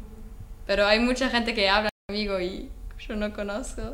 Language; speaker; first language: Spanish; non-native, learner; German